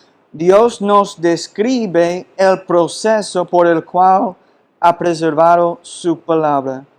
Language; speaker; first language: Spanish; non-native, fluent; English